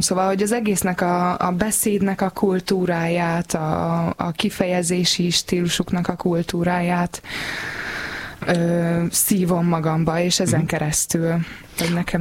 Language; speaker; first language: Hungarian; native; Hungarian